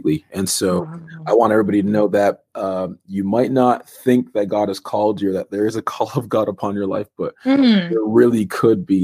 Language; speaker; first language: English; native; English